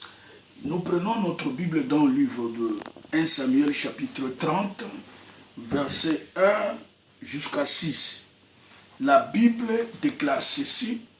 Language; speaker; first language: French; non-native, local second language; Lingala